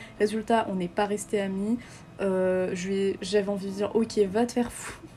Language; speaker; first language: French; native; French